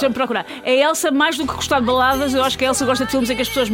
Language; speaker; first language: Portuguese; native; Portuguese